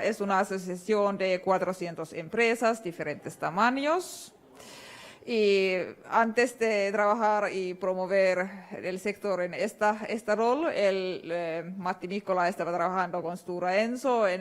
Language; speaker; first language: Spanish; non-native, fluent; Finnish